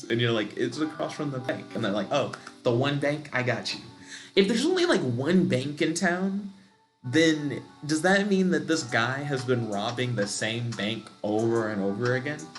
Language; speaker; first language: English; native; English